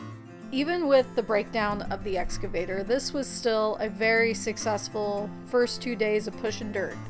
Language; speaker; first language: English; native; English